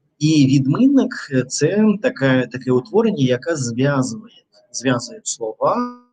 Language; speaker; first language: Ukrainian; non-native, learner; Russian